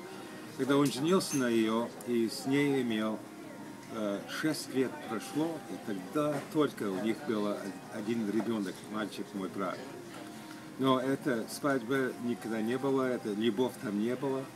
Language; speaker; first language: Russian; early bilingual, heritage; Russian